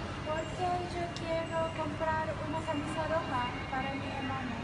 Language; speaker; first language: Spanish; non-native, learner; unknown